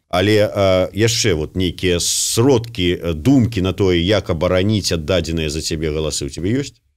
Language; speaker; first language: Belarusian; non-native, local second language; Russian